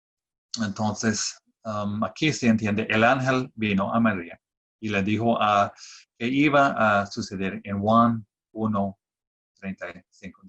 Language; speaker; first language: Spanish; non-native, fluent; English